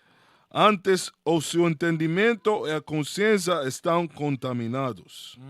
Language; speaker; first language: Portuguese; non-native, learner; Spanish